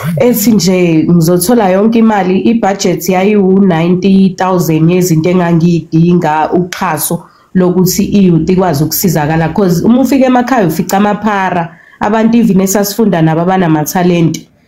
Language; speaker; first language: Zulu; native; Zulu